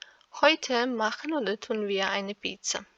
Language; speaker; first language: German; non-native, fluent; Serbian